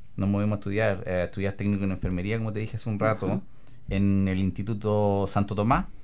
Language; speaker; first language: Spanish; native; Spanish